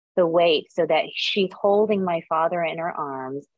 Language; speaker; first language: English; early bilingual, other home language; Korean